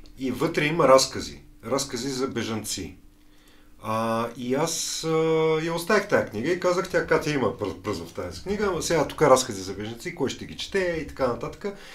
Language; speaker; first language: Bulgarian; native; Bulgarian